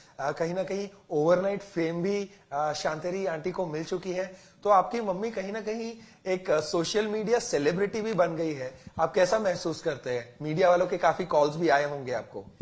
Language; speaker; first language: Hindi; native; Hindi